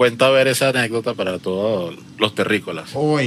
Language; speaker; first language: Spanish; native; Spanish